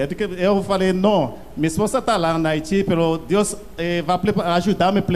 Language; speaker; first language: Portuguese; non-native, learner; Haitian Creole